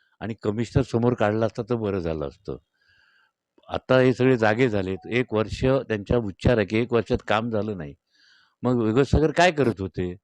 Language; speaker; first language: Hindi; non-native, local second language; Marathi